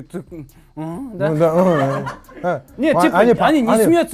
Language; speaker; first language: Russian; non-native, learner; Kazakh